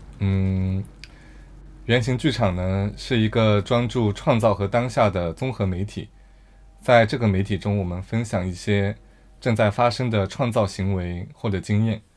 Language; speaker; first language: Chinese; native; Chinese